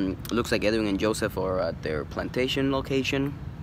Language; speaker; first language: English; native; English